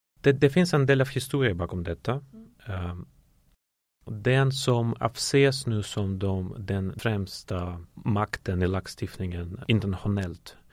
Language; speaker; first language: Swedish; non-native, fluent; Russian